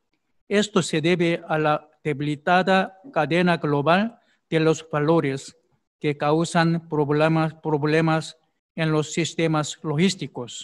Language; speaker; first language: Spanish; non-native, fluent; Korean